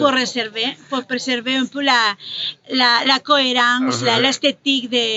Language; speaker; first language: French; non-native, fluent; Spanish